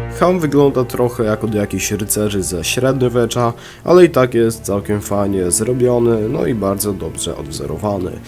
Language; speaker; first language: Polish; native; Polish